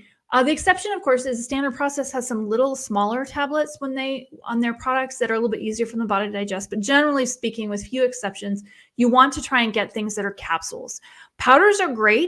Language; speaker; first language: English; native; English